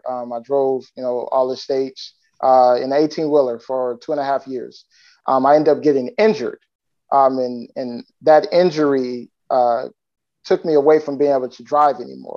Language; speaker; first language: English; native; English